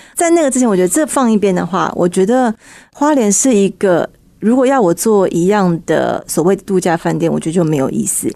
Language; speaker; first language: Chinese; early bilingual, heritage; Chinese